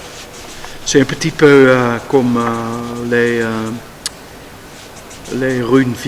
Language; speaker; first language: French; non-native, learner; Dutch